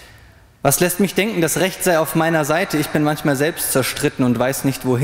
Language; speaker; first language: German; native; German